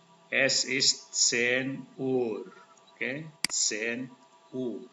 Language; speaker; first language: German; non-native, learner; Indonesian